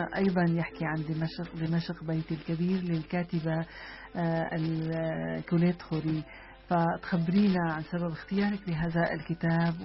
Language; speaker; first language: Arabic; native; Arabic